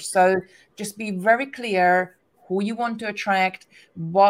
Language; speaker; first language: English; non-native, fluent; Hungarian